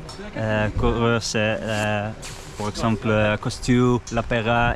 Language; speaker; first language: French; non-native, learner; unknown